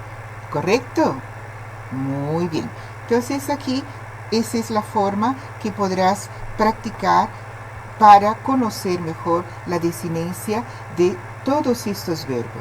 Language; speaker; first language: Spanish; non-native, fluent; Portuguese